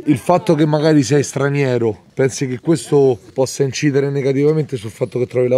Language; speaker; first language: Italian; native; Italian